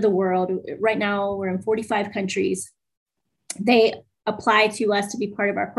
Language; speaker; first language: English; native; English